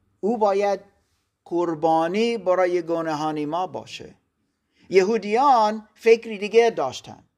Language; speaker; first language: Persian; non-native, learner; German